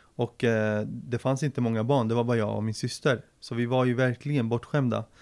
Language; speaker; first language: Swedish; early bilingual, other home language; Arabic